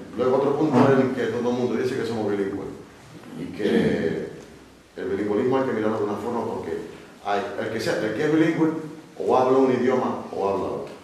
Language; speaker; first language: Spanish; native; Spanish